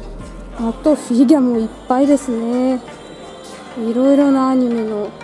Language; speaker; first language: Japanese; non-native, fluent; Russian